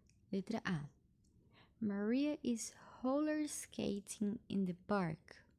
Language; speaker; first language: English; non-native, fluent; Portuguese